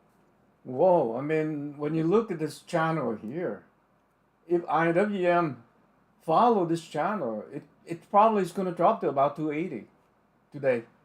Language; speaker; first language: English; non-native, fluent; Vietnamese